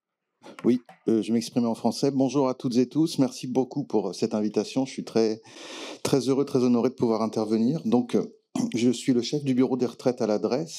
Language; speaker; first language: French; native; French